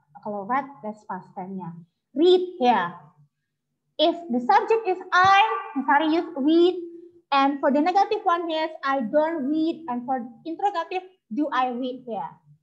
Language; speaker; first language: English; non-native, fluent; Indonesian